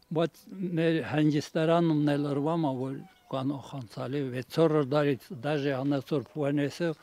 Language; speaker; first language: Armenian; native; Armenian